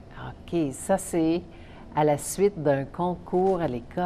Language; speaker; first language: French; native; French